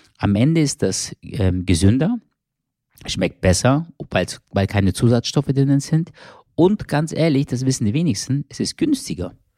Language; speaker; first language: German; early bilingual, other home language; Turkish